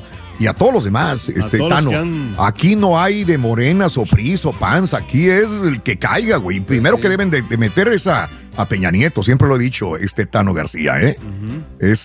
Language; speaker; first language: Spanish; native; Spanish